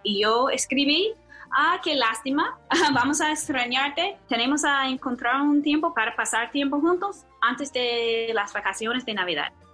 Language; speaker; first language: Spanish; non-native, fluent; English